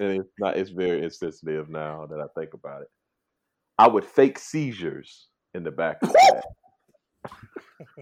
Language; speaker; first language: English; native; English